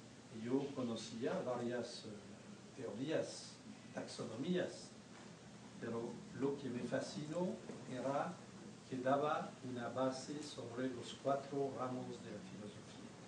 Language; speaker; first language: Spanish; non-native, fluent; French